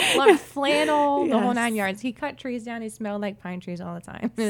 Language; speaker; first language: English; native; English